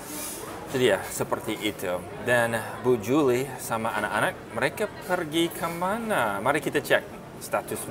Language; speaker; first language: Indonesian; non-native, fluent; English